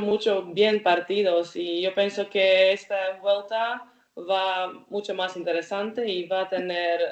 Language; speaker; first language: Spanish; non-native, learner; Croatian